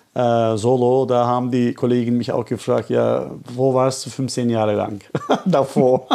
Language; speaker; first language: German; non-native, fluent; Turkish